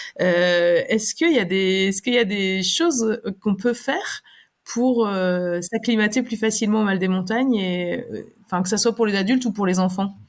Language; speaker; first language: French; native; French